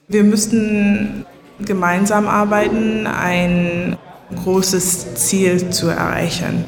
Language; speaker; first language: German; non-native, learner; English